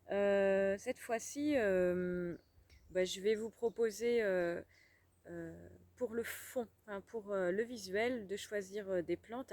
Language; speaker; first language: French; native; French